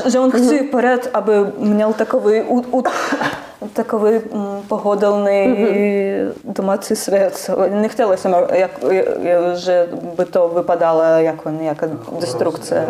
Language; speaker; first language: Czech; non-native, learner; Russian